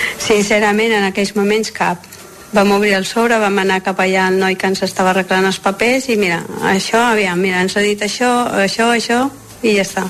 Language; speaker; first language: Catalan; non-native, local second language; Galician